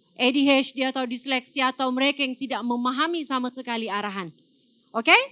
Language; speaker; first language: Malay; native; Malay